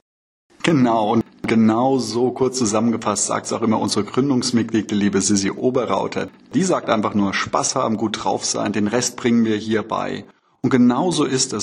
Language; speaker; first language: German; native; German